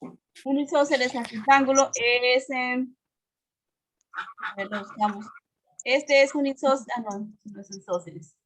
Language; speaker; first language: Spanish; native; Spanish